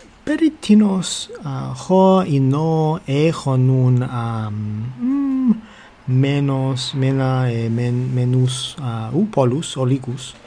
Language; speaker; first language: Greek; non-native, fluent; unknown